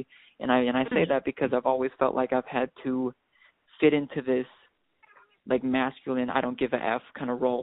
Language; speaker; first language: English; native; English